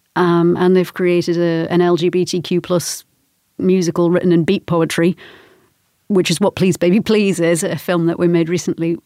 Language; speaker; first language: English; native; English